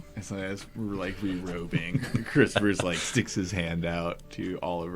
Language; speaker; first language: English; native; English